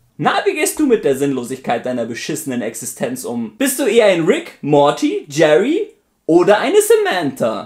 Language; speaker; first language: German; native; German